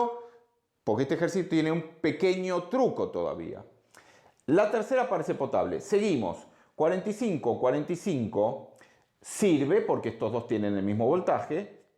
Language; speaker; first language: Spanish; native; Spanish